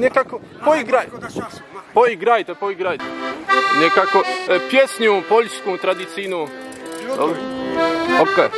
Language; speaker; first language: Polish; non-native, learner; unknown